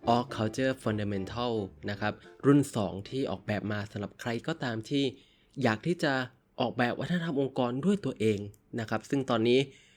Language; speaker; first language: Thai; native; Thai